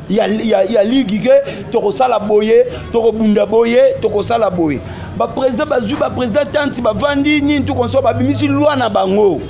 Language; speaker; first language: Lingala; native; Lingala